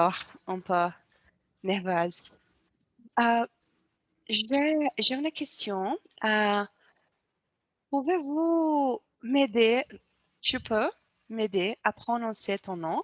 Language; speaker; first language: French; non-native, learner; Portuguese